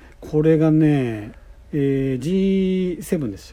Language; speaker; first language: Japanese; native; Japanese